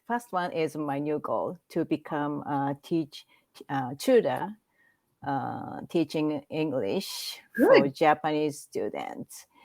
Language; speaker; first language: English; non-native, learner; Japanese